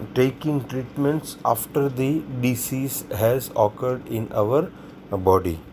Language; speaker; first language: English; non-native, local second language; Gujarati